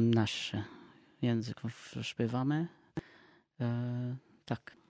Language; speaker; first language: Polish; non-native, learner; Arabic